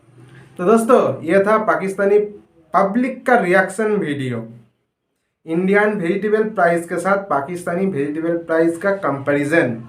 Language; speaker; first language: Hindi; non-native, local second language; Bangla